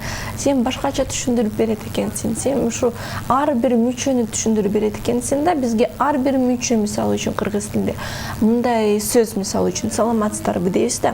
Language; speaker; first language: Kyrgyz; non-native, local second language; Russian